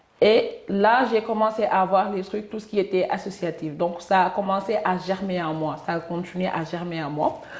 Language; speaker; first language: French; non-native, local second language; Wolof